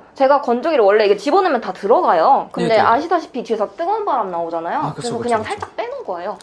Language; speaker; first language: Korean; native; Korean